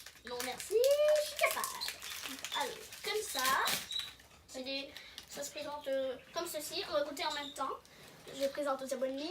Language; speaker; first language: French; native; French